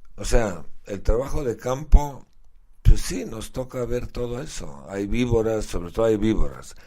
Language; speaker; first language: Spanish; non-native, fluent; Slovenian